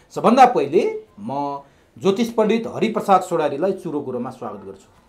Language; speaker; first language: Nepali; native; Nepali